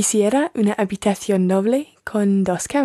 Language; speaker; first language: Spanish; non-native, learner; English